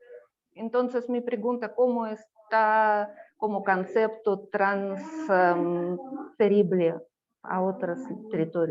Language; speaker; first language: Spanish; non-native, learner; Russian